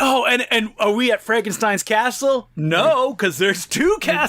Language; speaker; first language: English; native; English